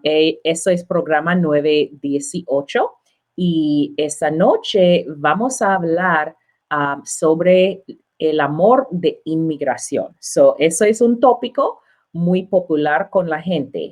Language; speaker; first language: Spanish; non-native, learner; English